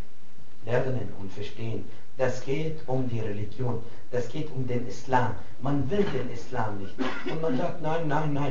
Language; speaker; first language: German; non-native, fluent; Arabic